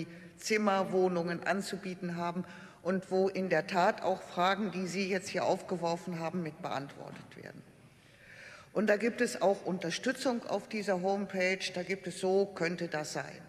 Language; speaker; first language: German; native; German